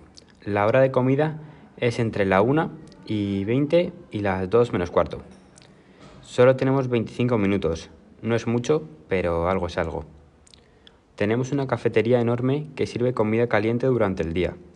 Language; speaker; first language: Spanish; non-native, learner; English